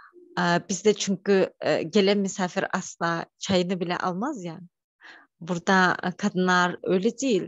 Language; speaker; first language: Turkish; non-native, fluent; Kyrgyz